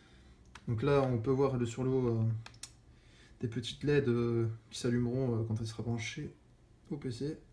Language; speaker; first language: French; native; French